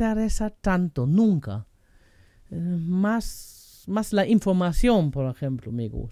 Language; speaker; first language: Spanish; non-native, fluent; German